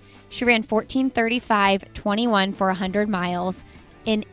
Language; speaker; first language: English; native; English